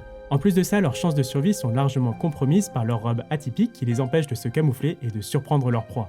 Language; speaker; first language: French; native; French